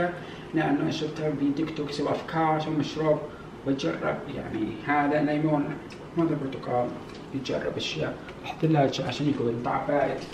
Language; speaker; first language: Arabic; non-native, learner; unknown